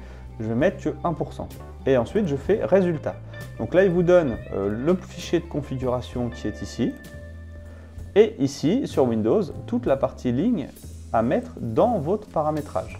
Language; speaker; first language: French; native; French